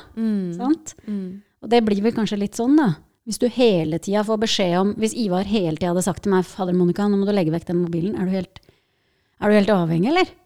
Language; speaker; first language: Norwegian; native; Norwegian